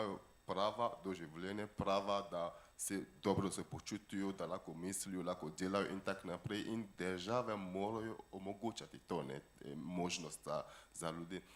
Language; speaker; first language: Slovenian; non-native, fluent; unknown